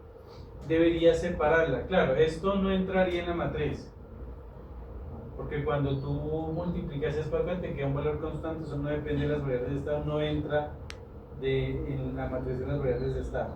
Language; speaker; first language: Spanish; native; Spanish